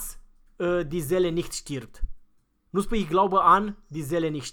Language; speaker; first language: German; non-native, fluent; Romanian